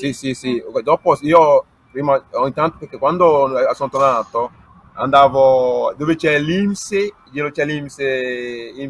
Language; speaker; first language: Italian; non-native, learner; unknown